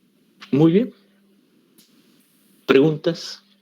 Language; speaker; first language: Spanish; native; Spanish